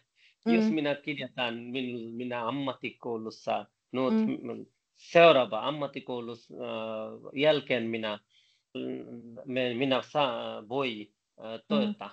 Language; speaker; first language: Finnish; non-native, learner; Bangla